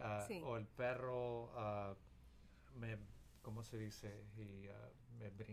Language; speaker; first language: Spanish; early bilingual, heritage; Spanish